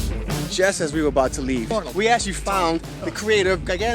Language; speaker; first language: English; native; English